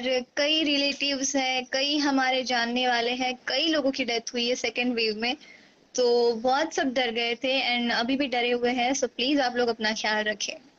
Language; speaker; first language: Hindi; native; Hindi